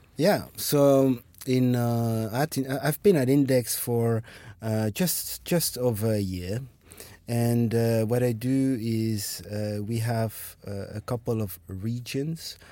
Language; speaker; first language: English; non-native, fluent; French